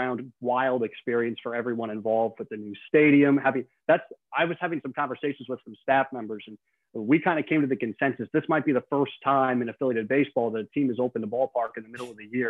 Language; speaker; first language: English; native; English